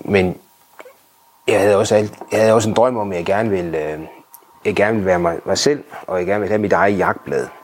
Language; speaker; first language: Danish; native; Danish